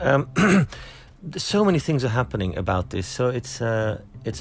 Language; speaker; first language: English; native; English